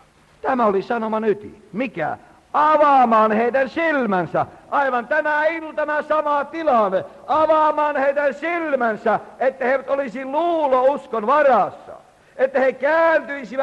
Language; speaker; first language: Finnish; native; Finnish